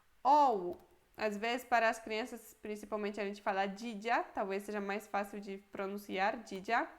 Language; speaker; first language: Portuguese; non-native, fluent; Polish